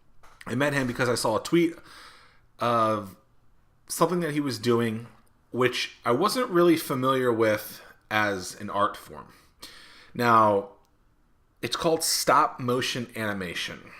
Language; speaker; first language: English; native; English